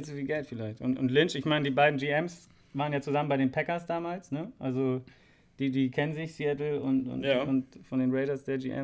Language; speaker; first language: German; native; German